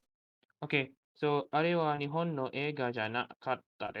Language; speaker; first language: Japanese; non-native, learner; English